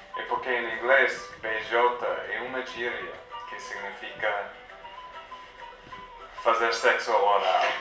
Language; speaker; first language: Portuguese; non-native, learner; English